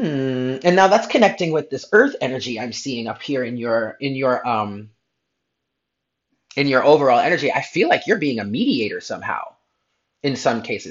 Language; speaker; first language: English; native; English